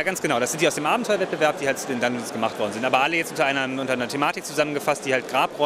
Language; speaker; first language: German; native; German